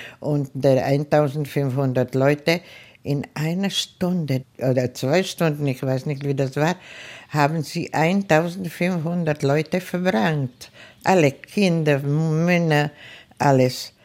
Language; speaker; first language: German; non-native, fluent; Czech